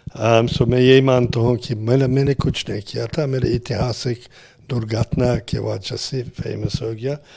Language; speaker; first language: Hindi; non-native, fluent; English